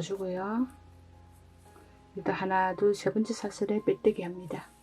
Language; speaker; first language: Korean; native; Korean